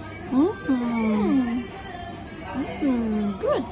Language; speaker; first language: English; non-native, fluent; Persian